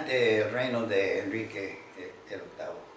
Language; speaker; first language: Spanish; non-native, fluent; English